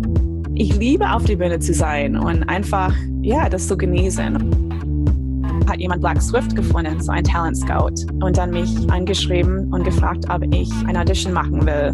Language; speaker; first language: German; non-native, fluent; English